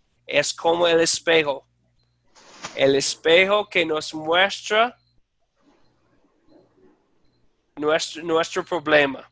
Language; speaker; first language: Spanish; non-native, fluent; English